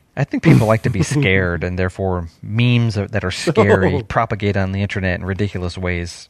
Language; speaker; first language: English; native; English